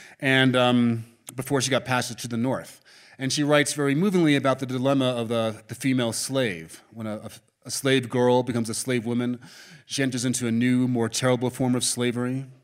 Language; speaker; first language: English; native; English